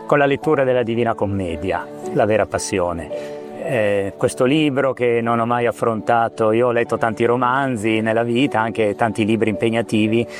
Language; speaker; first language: Italian; native; Italian